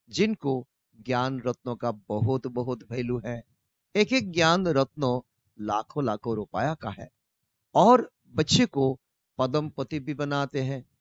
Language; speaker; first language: Hindi; non-native, local second language; Bangla